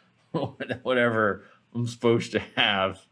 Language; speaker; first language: English; native; English